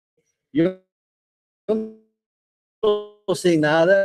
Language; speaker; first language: Spanish; non-native, fluent; English